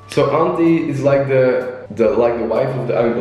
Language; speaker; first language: English; non-native, fluent; Dutch